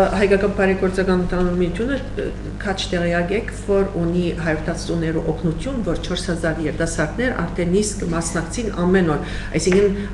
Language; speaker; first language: Armenian; early bilingual, heritage; Armenian